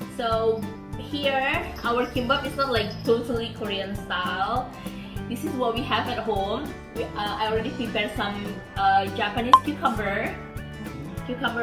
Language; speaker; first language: English; non-native, fluent; Indonesian